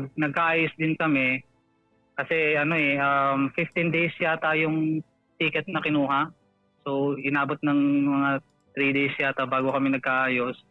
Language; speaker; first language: Filipino; native; Filipino